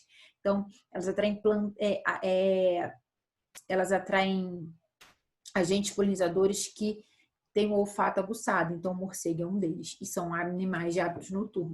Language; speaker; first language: Portuguese; native; Portuguese